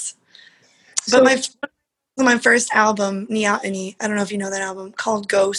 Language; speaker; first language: English; native; English